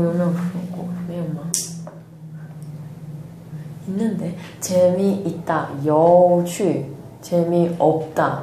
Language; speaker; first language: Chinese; native; Chinese